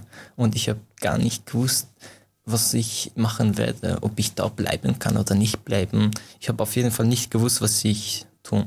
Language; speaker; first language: German; non-native, fluent; Persian